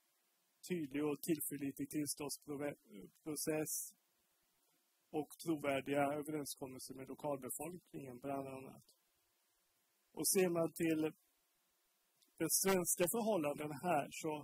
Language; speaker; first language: Swedish; native; Swedish